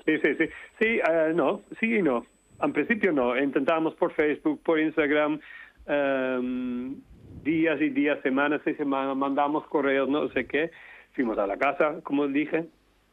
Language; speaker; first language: Spanish; non-native, fluent; Dutch